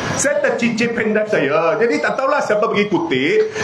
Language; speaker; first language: Malay; non-native, local second language; Chinese